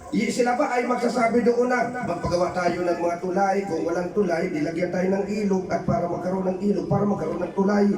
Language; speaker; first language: Filipino; non-native, local second language; Bikol